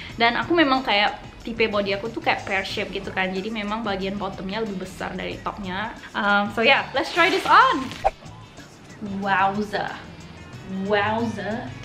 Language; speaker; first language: Indonesian; early bilingual, heritage; Indonesian